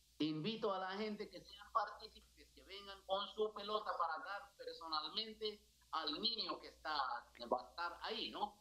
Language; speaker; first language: Spanish; non-native, fluent; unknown